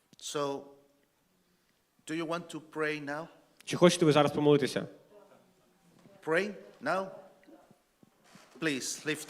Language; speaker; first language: English; non-native, learner; Spanish